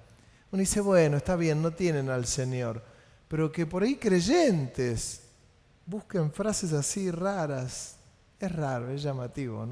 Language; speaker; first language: Spanish; native; Spanish